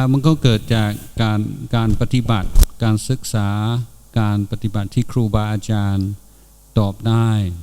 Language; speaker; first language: Thai; non-native, fluent; English